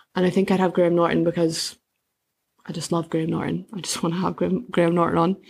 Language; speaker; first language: English; native; English